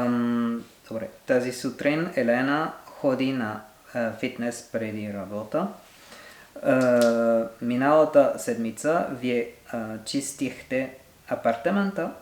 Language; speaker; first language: Bulgarian; non-native, learner; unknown